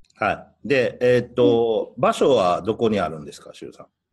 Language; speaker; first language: Japanese; native; Japanese